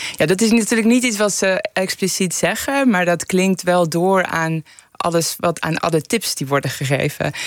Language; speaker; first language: Dutch; early bilingual, other home language; Persian